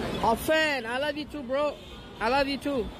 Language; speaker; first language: English; non-native, learner; Hindi